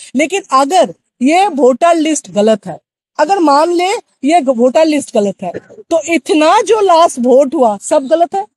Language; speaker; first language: Hindi; non-native, local second language; Bangla